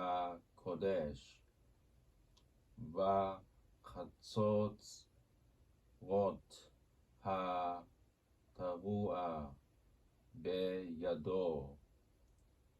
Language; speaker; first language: Hebrew; non-native, learner; Japanese